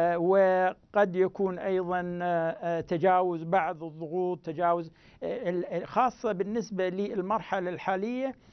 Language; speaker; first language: Arabic; native; Arabic